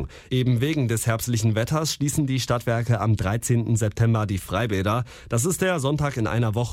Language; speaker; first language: German; native; German